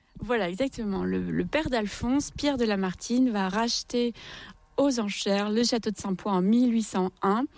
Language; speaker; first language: French; native; French